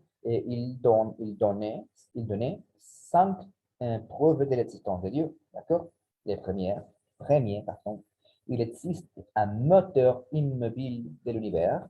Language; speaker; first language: French; non-native, learner; Spanish